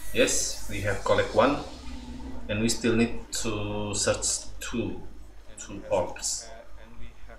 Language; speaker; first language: English; non-native, learner; Indonesian